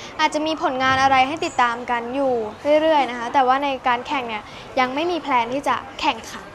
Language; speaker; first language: Thai; native; Thai